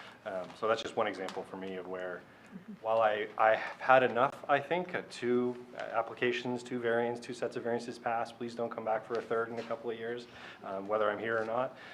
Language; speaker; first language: English; native; English